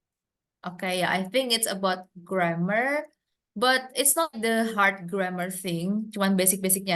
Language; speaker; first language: English; non-native, fluent; Indonesian